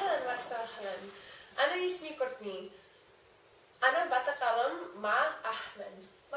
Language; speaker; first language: Arabic; non-native, learner; English